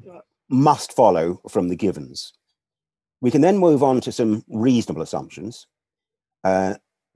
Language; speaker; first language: English; native; English